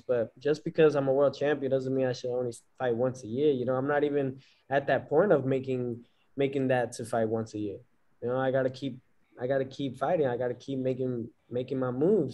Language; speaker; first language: English; early bilingual, other home language; Spanish